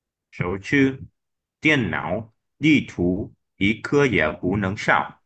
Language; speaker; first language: Chinese; non-native, learner; Vietnamese